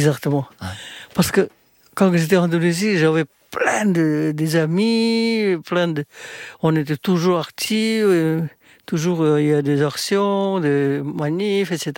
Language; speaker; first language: French; non-native, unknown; Indonesian